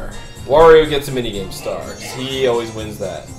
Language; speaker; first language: English; native; English